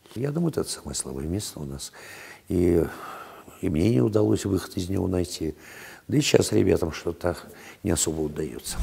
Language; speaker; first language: Russian; native; Russian